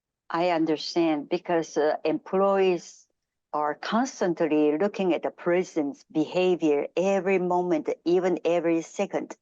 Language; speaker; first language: English; non-native, fluent; Japanese